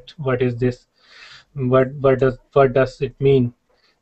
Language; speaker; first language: English; non-native, learner; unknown